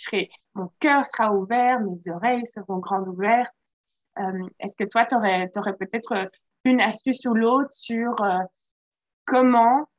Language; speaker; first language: French; native; French